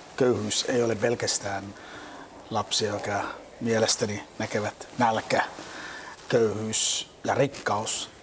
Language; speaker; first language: Finnish; non-native, fluent; Somali